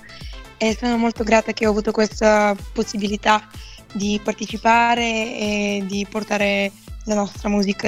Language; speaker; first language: Italian; non-native, fluent; Bulgarian